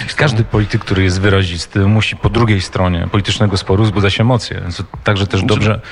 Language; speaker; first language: Polish; native; Polish